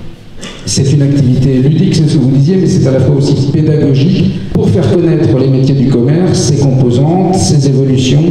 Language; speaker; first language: French; native; French